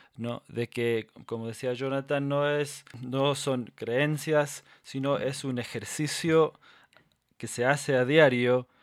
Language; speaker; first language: Spanish; non-native, fluent; English